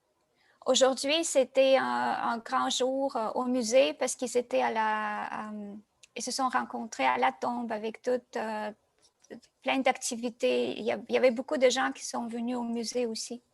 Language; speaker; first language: French; non-native, fluent; Russian